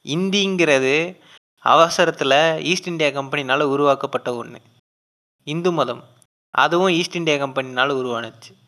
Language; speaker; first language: Tamil; native; Tamil